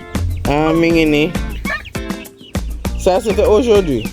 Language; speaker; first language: French; non-native, learner; English